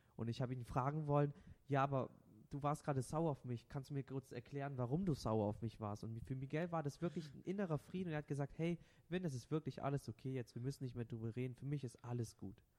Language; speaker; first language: German; non-native, local second language; Vietnamese